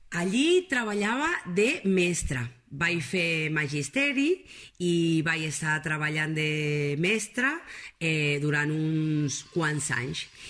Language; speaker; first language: Catalan; non-native, fluent; Spanish